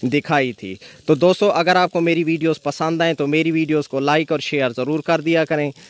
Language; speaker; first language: Urdu; non-native, local second language; Sindhi